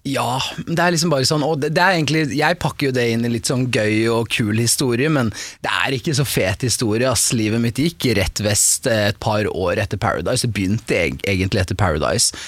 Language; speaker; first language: Norwegian; native; Norwegian